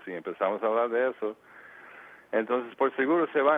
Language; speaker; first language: Spanish; early bilingual, heritage; Spanish